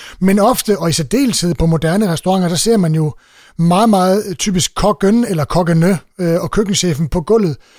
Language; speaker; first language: Danish; native; Danish